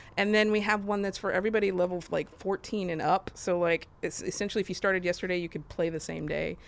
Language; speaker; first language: English; native; English